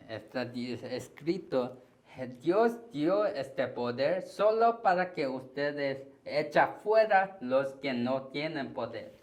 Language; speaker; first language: Spanish; non-native, learner; Korean